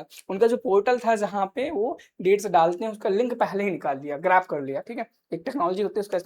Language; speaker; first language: Hindi; native; Hindi